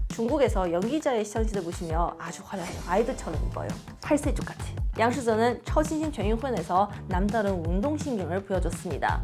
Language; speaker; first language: Korean; non-native, fluent; Chinese